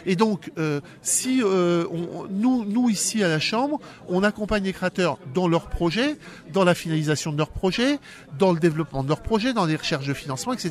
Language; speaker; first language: French; native; French